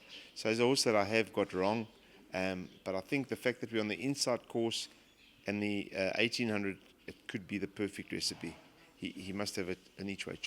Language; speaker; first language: English; native; English